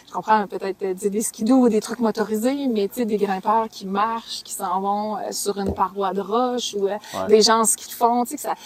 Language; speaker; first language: French; native; French